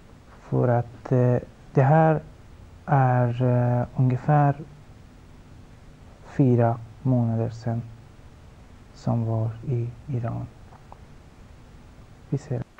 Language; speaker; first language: Swedish; non-native, fluent; Persian